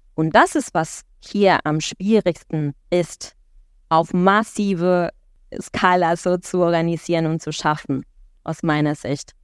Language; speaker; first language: German; non-native, fluent; Spanish